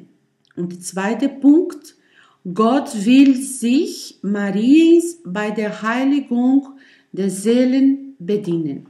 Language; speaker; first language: German; non-native, learner; Portuguese